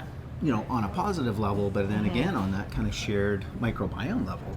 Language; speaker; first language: English; native; English